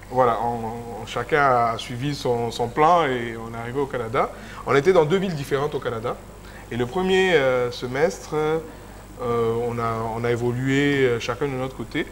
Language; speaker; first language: French; native; French